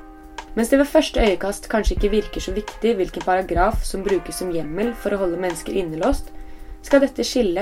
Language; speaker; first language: Norwegian; native; Norwegian